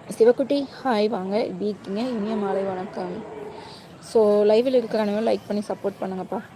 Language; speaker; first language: Tamil; non-native, local second language; Telugu